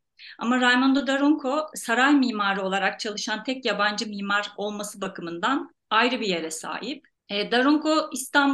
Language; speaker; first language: Turkish; native; Turkish